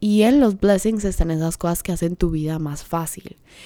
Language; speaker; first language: Spanish; early bilingual, heritage; Spanish